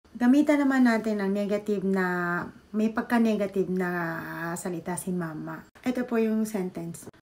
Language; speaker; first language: Filipino; native; Filipino